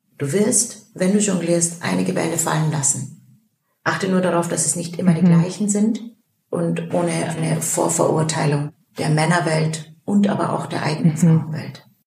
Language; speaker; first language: German; early bilingual, other home language; Turkish